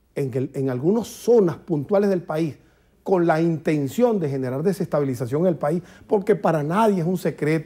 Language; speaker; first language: Spanish; native; Spanish